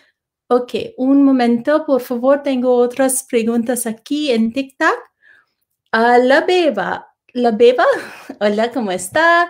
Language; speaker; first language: Spanish; non-native, learner; English